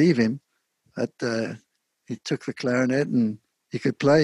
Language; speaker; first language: English; native; English